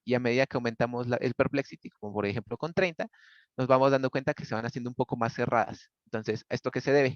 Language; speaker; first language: Spanish; native; Spanish